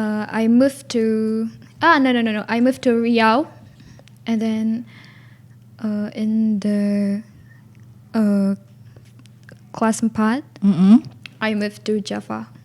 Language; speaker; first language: English; non-native, learner; Indonesian